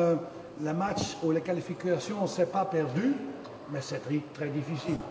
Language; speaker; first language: French; non-native, fluent; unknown